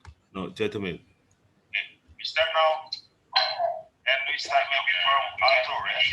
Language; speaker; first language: English; non-native, learner; Indonesian